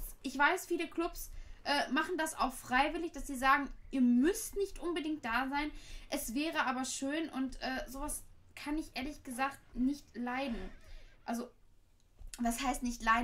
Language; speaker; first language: German; native; German